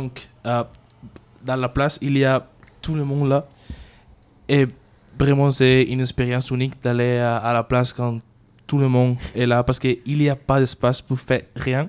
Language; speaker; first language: French; non-native, learner; Spanish